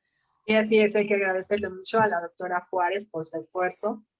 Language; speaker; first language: Spanish; native; Spanish